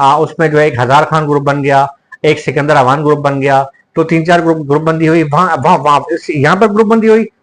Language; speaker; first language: Urdu; native; Urdu